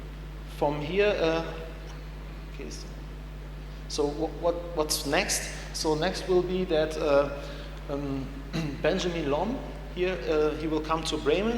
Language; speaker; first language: English; non-native, fluent; German